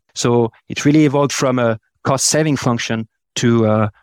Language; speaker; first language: English; non-native, fluent; French